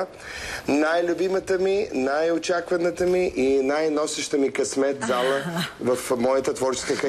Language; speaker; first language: Bulgarian; early bilingual, heritage; Russian